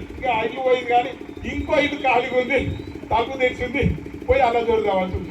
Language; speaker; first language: Telugu; native; Telugu